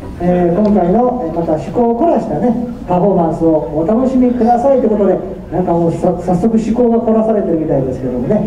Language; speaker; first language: Japanese; native; Japanese